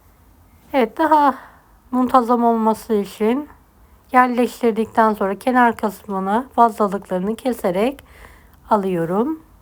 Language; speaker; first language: Turkish; native; Turkish